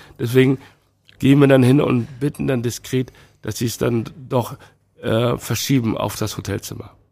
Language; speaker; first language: German; early bilingual, other home language; Chinese